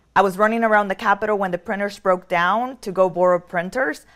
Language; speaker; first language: English; early bilingual, other home language; Spanish